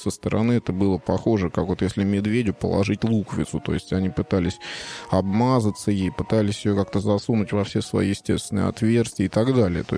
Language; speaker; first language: Russian; native; Russian